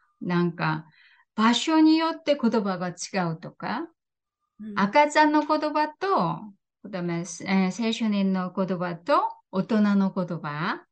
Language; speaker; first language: Japanese; non-native, fluent; Korean